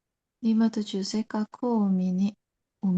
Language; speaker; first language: Japanese; non-native, learner; Indonesian